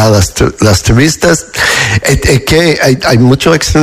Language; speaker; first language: Spanish; non-native, fluent; English